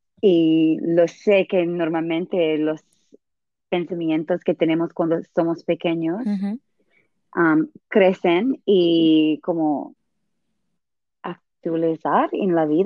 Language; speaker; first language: Spanish; non-native, learner; English